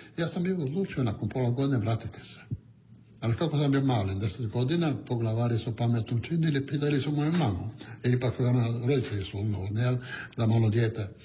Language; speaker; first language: Croatian; non-native, local second language; Italian